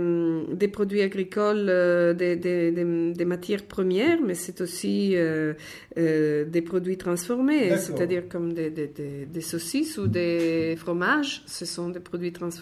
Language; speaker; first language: French; non-native, fluent; Italian